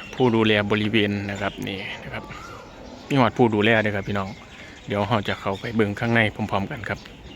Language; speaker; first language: Thai; native; Thai